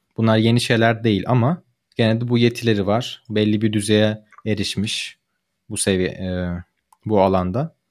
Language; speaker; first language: Turkish; native; Turkish